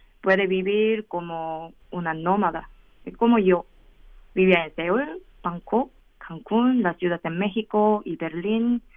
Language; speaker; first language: Spanish; non-native, learner; Korean